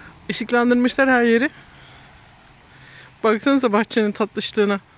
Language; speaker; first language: Turkish; native; Turkish